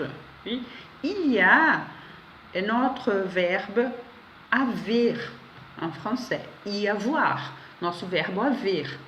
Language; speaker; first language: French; non-native, fluent; Portuguese